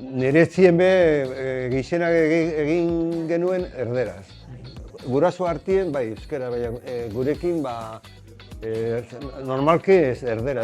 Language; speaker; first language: Basque; non-native, local second language; Spanish